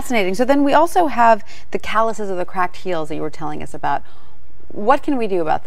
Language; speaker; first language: English; native; English